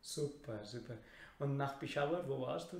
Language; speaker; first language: German; non-native, learner; Urdu